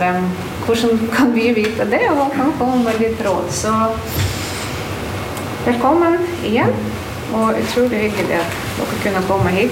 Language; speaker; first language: Norwegian; non-native, fluent; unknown